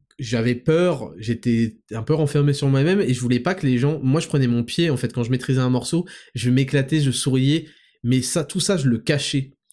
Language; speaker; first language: French; native; French